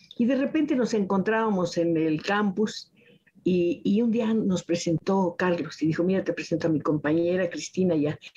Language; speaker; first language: Spanish; native; Spanish